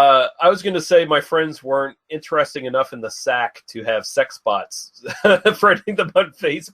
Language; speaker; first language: English; native; English